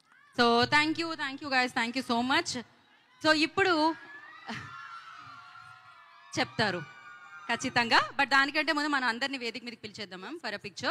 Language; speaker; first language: Telugu; native; Telugu